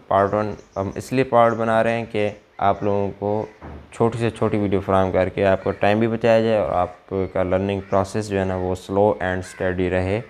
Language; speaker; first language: Urdu; non-native, local second language; Saraiki